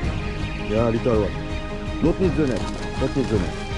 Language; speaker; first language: English; non-native, learner; French